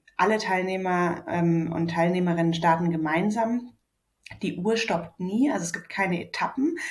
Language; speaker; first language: German; native; German